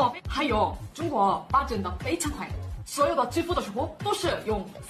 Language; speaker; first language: Chinese; non-native, fluent; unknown